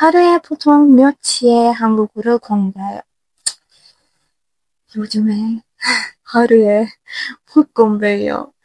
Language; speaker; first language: Korean; non-native, learner; Turkish